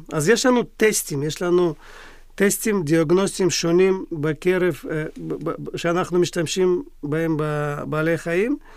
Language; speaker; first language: Hebrew; non-native, fluent; Russian